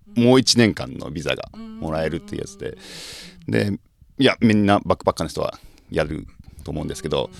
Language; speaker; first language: Japanese; native; Japanese